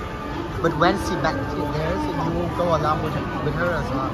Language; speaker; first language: English; non-native, learner; Vietnamese